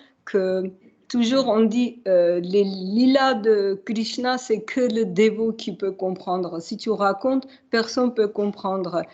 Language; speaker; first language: French; non-native, fluent; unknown